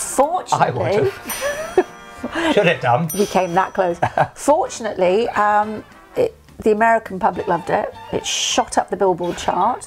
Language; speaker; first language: English; native; English